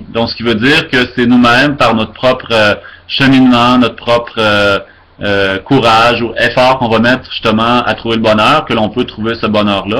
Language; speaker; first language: French; native; French